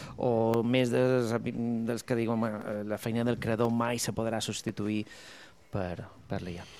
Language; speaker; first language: Catalan; native; Catalan